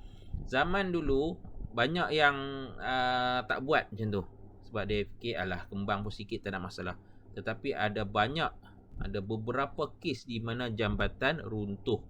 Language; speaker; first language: Malay; native; Malay